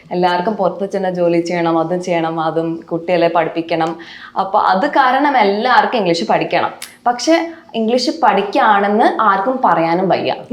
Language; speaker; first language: Malayalam; non-native, local second language; English